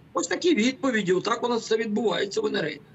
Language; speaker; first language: Ukrainian; native; Ukrainian